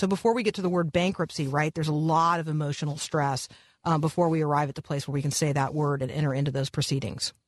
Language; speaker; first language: English; native; English